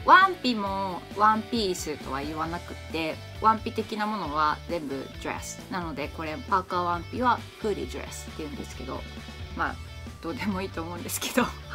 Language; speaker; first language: Japanese; native; Japanese